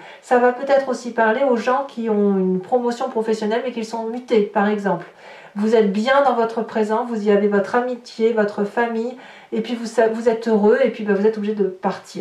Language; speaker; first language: French; native; French